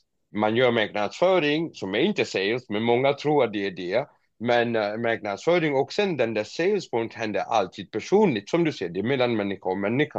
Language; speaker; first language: Swedish; non-native, fluent; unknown